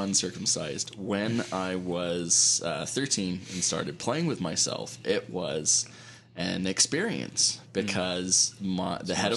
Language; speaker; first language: English; native; English